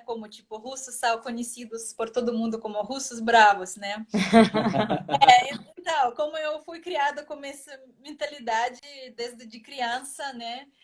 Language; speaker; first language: Portuguese; non-native, fluent; Russian